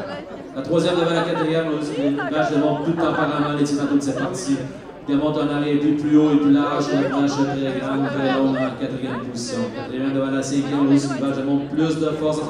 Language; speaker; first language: French; native; French